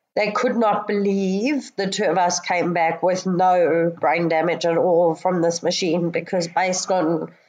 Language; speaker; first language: English; native; English